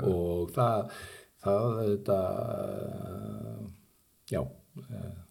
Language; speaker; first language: Icelandic; native; Icelandic